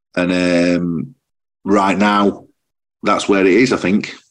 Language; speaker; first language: English; native; English